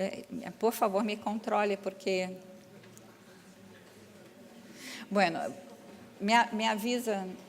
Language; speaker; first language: Spanish; non-native, learner; Portuguese